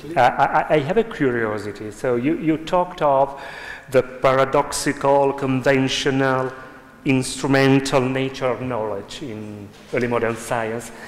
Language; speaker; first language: English; non-native, fluent; Italian